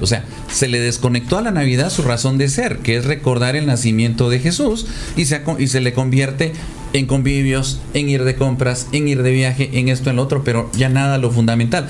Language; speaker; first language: Spanish; native; Spanish